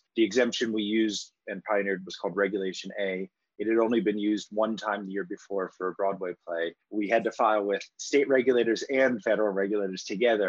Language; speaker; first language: English; native; English